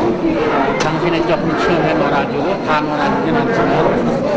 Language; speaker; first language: Korean; native; Korean